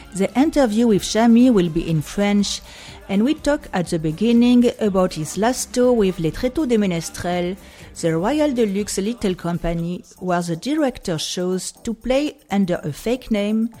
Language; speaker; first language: English; non-native, fluent; French